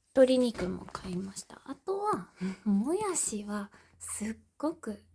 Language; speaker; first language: Japanese; non-native, learner; English